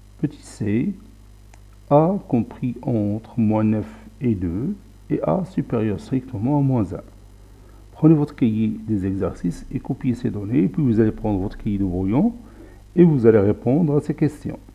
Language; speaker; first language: French; non-native, local second language; Arabic